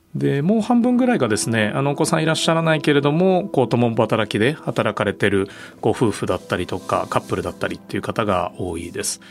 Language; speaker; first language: Japanese; native; Japanese